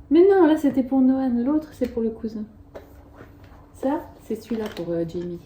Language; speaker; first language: French; native; French